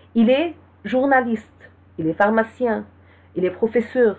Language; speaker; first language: French; non-native, fluent; Arabic